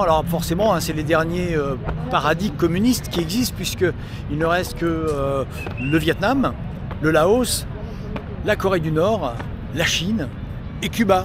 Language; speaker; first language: French; native; French